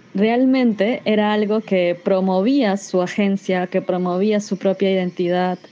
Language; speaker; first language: Spanish; native; Spanish